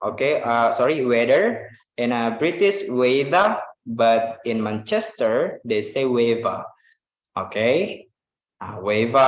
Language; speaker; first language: English; non-native, fluent; Indonesian